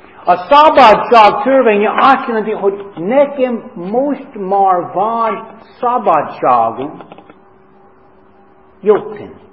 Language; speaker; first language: Hungarian; non-native, fluent; English